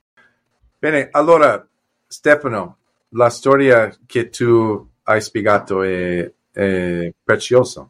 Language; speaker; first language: Italian; non-native, learner; English